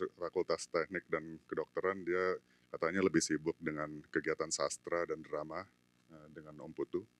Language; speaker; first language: Indonesian; native; Indonesian